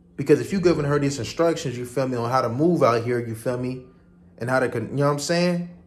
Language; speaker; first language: English; native; English